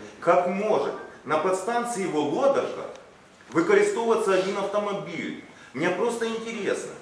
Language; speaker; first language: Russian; non-native, local second language; Ukrainian